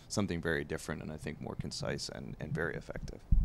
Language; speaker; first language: English; native; English